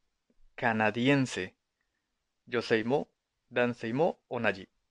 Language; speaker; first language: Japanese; non-native, fluent; Spanish